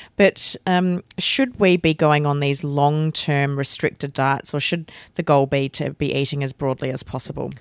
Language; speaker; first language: English; native; English